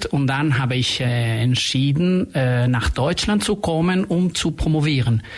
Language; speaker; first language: German; non-native, fluent; Spanish